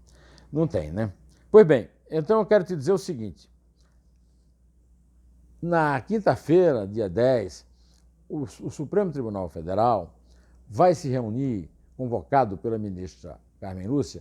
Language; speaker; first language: Portuguese; native; Portuguese